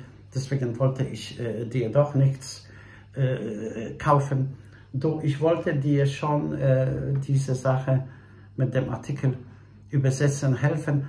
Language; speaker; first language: German; non-native, fluent; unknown